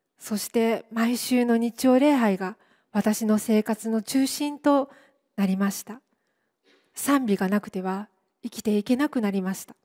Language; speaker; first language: Japanese; native; Japanese